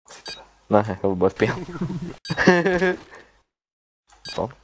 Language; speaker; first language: Swedish; native; Swedish